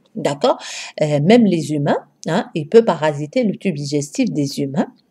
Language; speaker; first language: French; non-native, local second language; Arabic